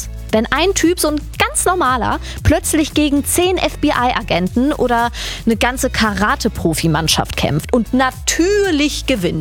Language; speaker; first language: German; native; German